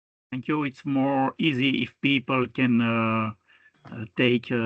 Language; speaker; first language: English; non-native, fluent; French